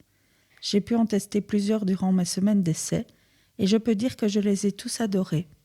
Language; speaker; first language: French; native; French